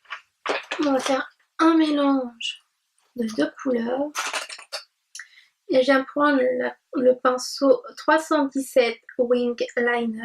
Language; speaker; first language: French; native; French